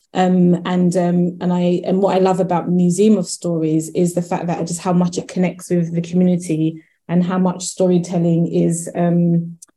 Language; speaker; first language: English; native; English